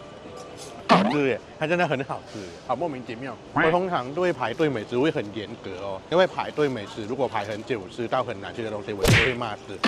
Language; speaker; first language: Chinese; non-native, fluent; Thai